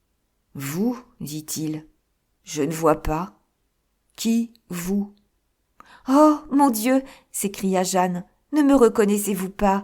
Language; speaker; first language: French; native; French